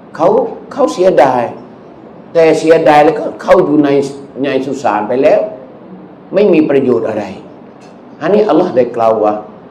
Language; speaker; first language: Thai; non-native, local second language; Malay